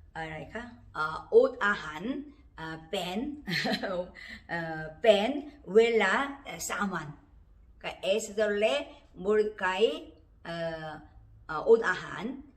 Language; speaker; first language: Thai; non-native, learner; Korean